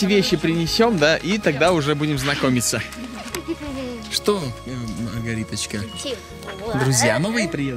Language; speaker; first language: Russian; native; Russian